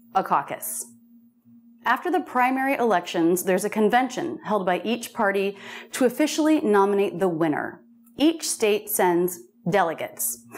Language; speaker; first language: English; native; English